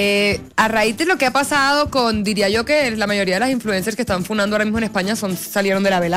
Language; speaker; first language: Spanish; native; Spanish